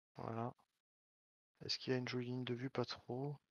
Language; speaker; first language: French; native; French